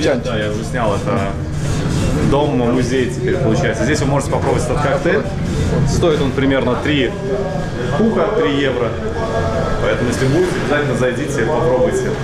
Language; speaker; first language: Russian; native; Russian